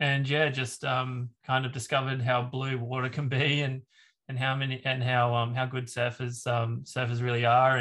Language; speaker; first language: English; native; English